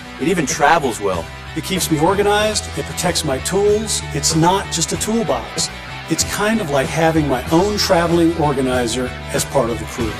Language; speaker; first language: English; native; English